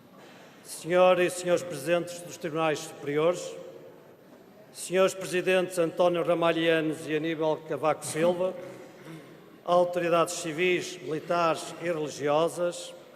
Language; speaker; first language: Portuguese; native; Portuguese